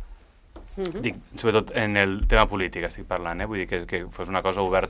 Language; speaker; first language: Catalan; native; Catalan